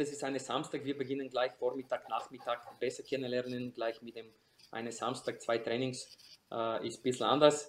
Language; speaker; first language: German; non-native, fluent; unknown